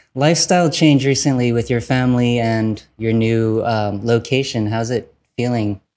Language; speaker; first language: English; early bilingual, other home language; Vietnamese